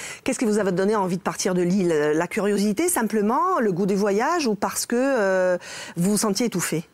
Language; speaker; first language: French; native; French